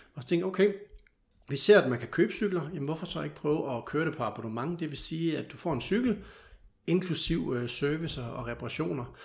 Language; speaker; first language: Danish; native; Danish